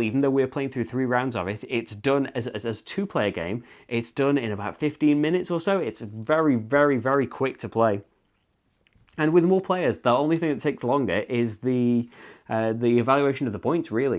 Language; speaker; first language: English; native; English